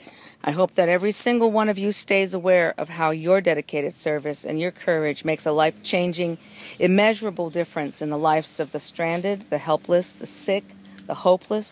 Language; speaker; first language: English; native; English